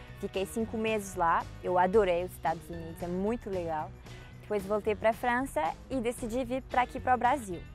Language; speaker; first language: Portuguese; early bilingual, heritage; Portuguese